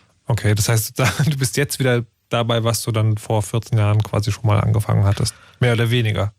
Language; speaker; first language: German; native; German